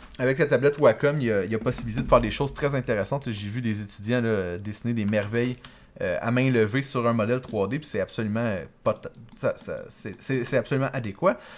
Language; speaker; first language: French; native; French